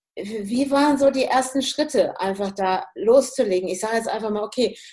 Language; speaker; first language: German; native; German